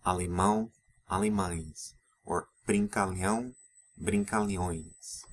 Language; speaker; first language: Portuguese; non-native, fluent; English